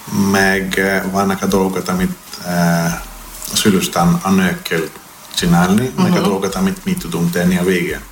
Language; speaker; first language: Hungarian; non-native, learner; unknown